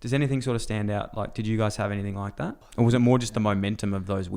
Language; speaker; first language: English; native; English